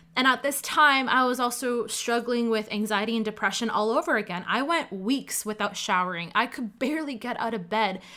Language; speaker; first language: English; early bilingual, other home language; Cantonese